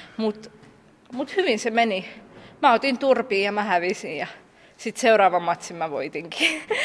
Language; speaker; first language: Finnish; early bilingual, other home language; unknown